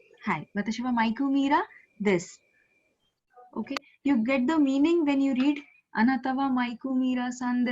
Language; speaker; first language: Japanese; non-native, fluent; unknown